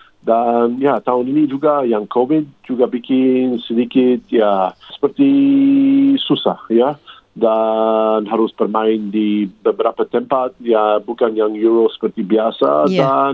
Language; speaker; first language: Indonesian; non-native, fluent; English